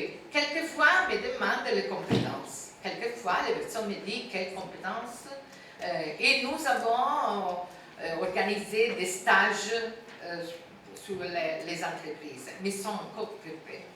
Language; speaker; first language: French; non-native, fluent; Italian